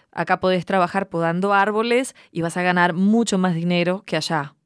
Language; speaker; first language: Spanish; native; Spanish